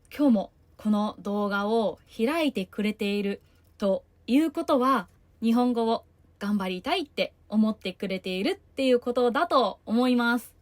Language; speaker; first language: Japanese; native; Japanese